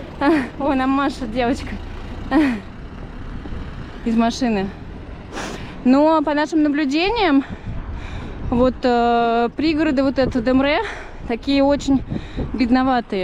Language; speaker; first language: Russian; native; Russian